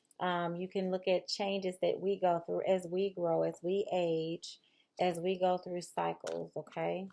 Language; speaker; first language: English; native; English